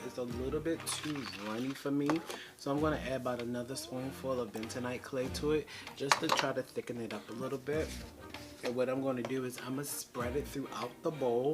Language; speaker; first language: English; native; English